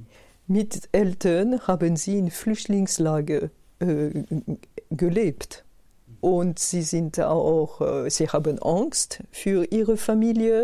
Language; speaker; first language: German; non-native, fluent; French